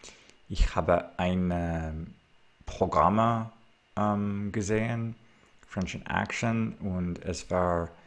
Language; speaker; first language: German; non-native, learner; English